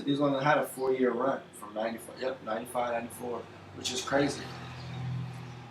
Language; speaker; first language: English; native; English